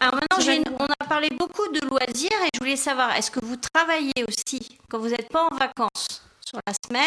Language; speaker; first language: French; native; French